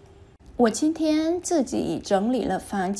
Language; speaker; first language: Chinese; non-native, learner; Vietnamese